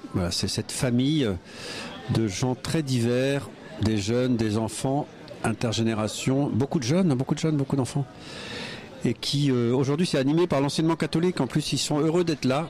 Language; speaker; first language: French; native; French